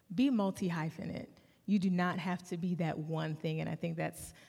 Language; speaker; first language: English; early bilingual, other home language; Yoruba